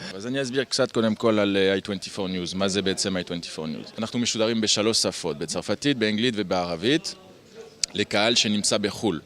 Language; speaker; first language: Hebrew; non-native, fluent; French